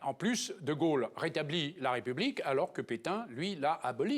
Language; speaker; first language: French; native; French